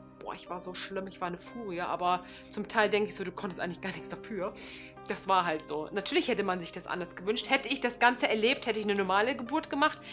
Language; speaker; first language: German; early bilingual, other home language; Turkish